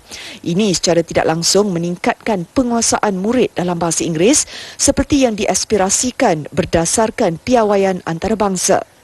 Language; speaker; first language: Malay; native; Malay